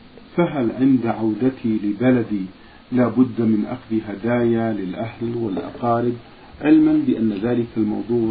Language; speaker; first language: Arabic; native; Arabic